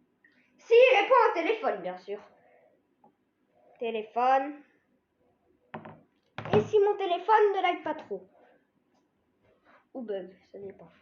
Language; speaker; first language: French; native; French